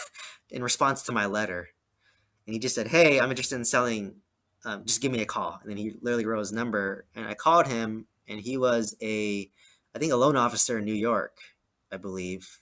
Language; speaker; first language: English; native; English